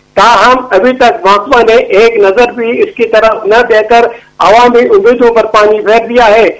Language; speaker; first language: Urdu; non-native, local second language; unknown